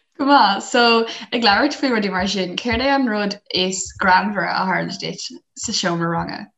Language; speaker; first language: Irish; non-native, local second language; English